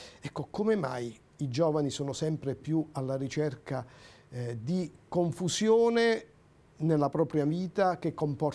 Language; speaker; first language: Italian; native; Italian